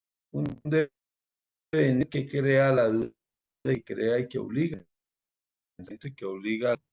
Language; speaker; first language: Spanish; native; Spanish